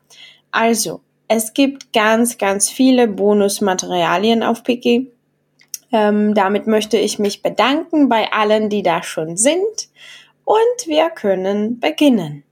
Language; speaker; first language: German; non-native, fluent; Czech